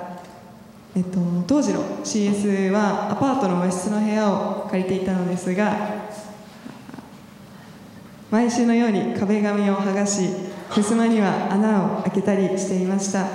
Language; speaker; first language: Japanese; native; Japanese